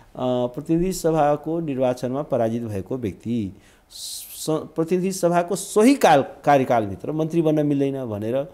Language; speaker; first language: Nepali; native; Nepali